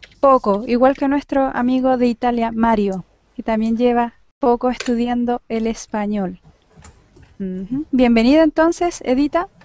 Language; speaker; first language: Spanish; native; Spanish